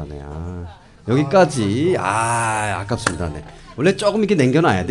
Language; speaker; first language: Korean; native; Korean